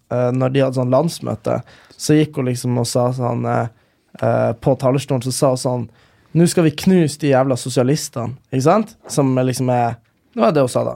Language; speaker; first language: Norwegian; native; Norwegian